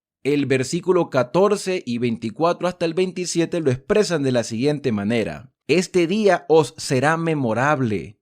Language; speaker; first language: Spanish; native; Spanish